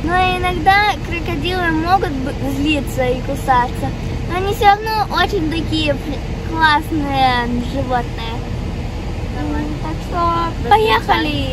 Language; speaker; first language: Russian; early bilingual, heritage; Russian